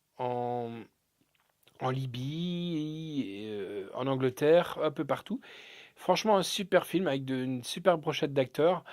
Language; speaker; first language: French; native; French